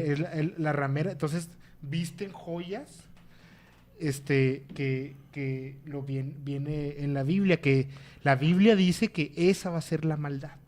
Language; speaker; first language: Spanish; native; Spanish